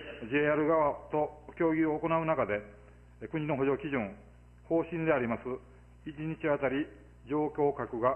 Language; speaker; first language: Japanese; native; Japanese